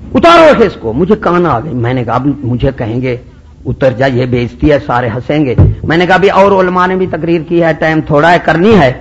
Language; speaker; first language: Urdu; non-native, local second language; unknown